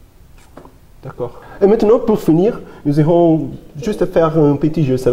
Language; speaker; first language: French; non-native, learner; Portuguese